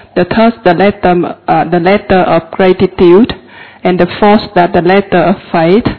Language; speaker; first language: English; non-native, fluent; Vietnamese